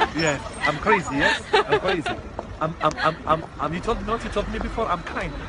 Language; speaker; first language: English; non-native, learner; Arabic